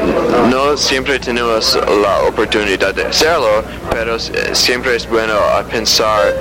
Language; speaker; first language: Spanish; non-native, learner; English